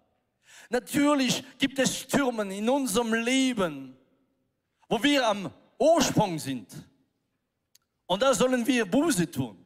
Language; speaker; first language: German; non-native, fluent; French